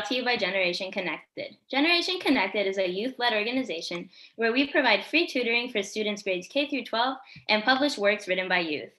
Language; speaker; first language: English; early bilingual, other home language; Spanish